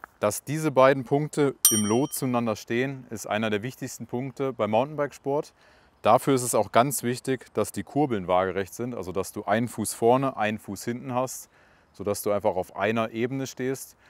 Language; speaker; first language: German; native; German